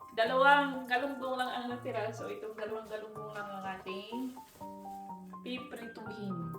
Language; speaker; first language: Filipino; non-native, local second language; Cebuano